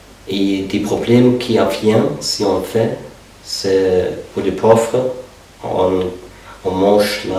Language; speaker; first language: French; non-native, fluent; German